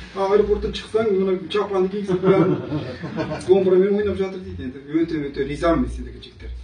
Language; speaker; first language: Kazakh; non-native, local second language; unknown